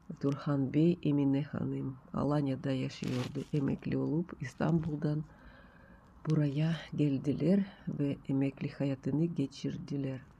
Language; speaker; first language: Turkish; non-native, learner; Russian